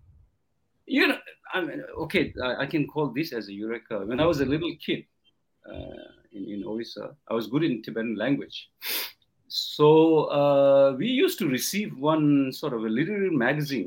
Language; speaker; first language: English; non-native, local second language; Tibetan